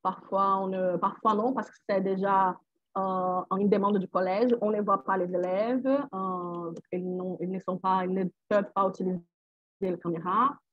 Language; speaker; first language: French; non-native, fluent; Portuguese